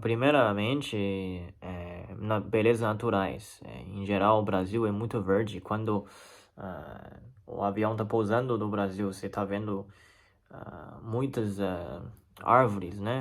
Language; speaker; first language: Portuguese; non-native, fluent; Chinese